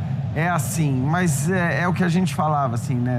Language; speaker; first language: Portuguese; native; Portuguese